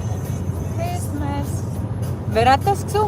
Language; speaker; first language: German; non-native, fluent; Cebuano